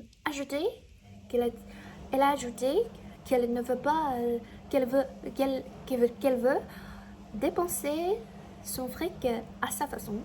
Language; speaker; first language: French; non-native, learner; Chinese